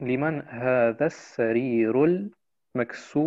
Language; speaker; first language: Arabic; early bilingual, heritage; Arabic